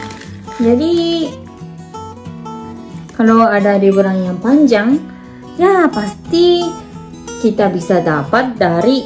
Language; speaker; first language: Indonesian; non-native, fluent; Japanese